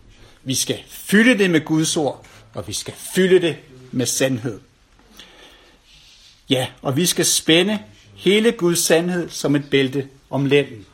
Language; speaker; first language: Danish; native; Danish